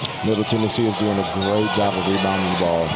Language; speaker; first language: English; native; English